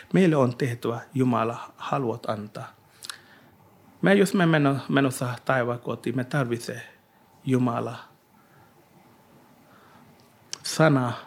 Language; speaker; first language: Finnish; non-native, learner; Hindi